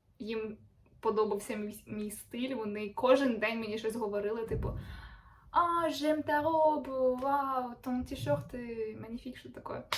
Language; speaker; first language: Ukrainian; native; Ukrainian